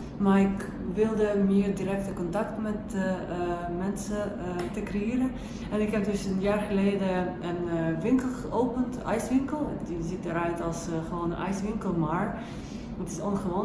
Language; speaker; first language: Dutch; non-native, fluent; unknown